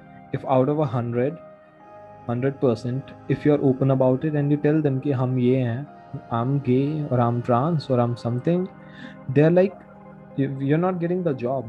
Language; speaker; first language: English; non-native, local second language; Hindi